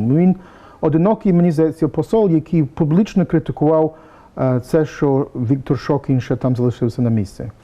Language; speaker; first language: Ukrainian; early bilingual, heritage; English